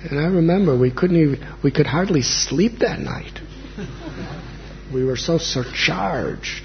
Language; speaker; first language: English; native; English